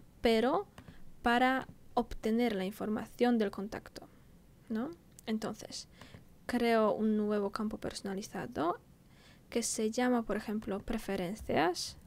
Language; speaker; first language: Spanish; non-native, fluent; Polish